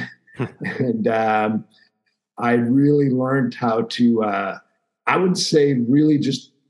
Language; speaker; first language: English; native; English